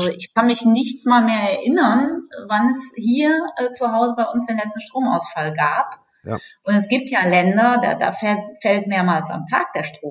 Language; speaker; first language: German; native; German